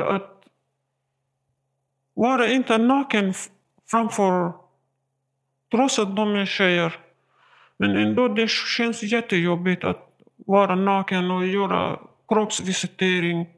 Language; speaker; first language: Swedish; non-native, learner; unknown